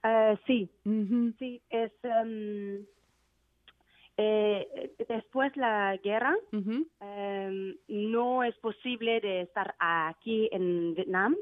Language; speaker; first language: Spanish; non-native, learner; Vietnamese